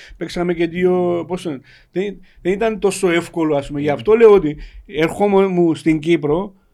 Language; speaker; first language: Greek; non-native, fluent; Georgian